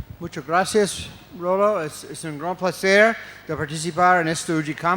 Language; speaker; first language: Spanish; non-native, fluent; English